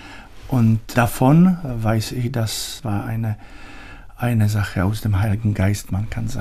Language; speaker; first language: German; non-native, learner; Czech